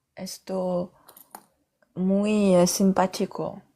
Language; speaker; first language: Spanish; non-native, learner; French